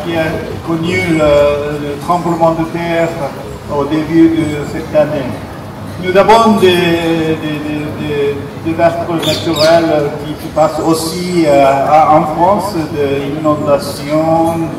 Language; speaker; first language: French; non-native, fluent; Japanese